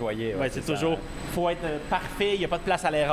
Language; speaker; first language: French; native; French